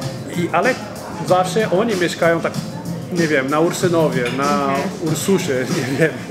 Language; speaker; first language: Polish; non-native, learner; Portuguese